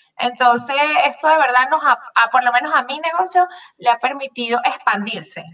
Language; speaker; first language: Spanish; native; Spanish